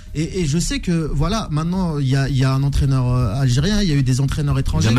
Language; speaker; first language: French; non-native, local second language; Arabic